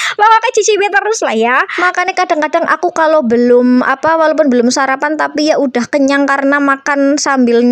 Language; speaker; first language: Indonesian; non-native, local second language; Javanese